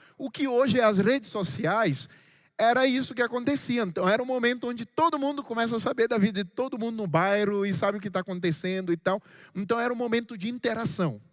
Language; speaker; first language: Portuguese; non-native, local second language; Kabuverdianu